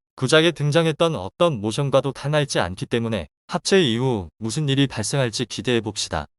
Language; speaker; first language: Korean; native; Korean